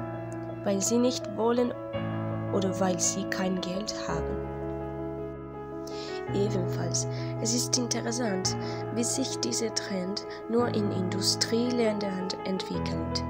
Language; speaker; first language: German; non-native, learner; Spanish